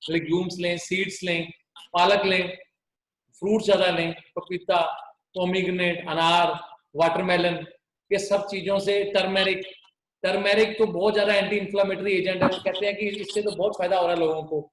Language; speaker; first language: Hindi; non-native, local second language; Punjabi